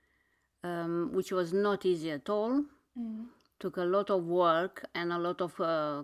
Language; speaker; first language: English; non-native, fluent; Romanian